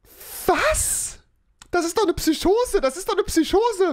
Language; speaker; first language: German; native; German